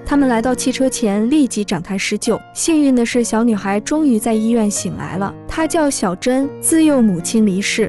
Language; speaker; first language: Chinese; native; Chinese